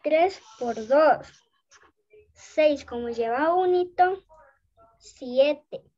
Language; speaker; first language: Spanish; native; Spanish